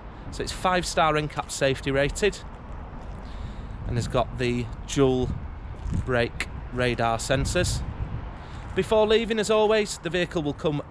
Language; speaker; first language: English; native; English